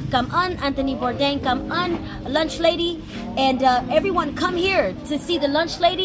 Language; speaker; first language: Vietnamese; non-native, learner; English